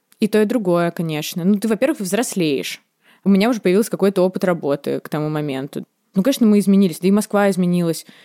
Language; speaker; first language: Russian; native; Russian